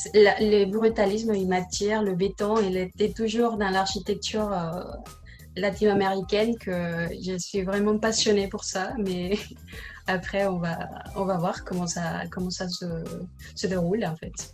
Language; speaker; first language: French; non-native, learner; Spanish